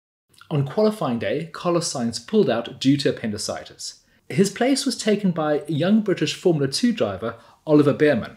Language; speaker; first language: English; native; English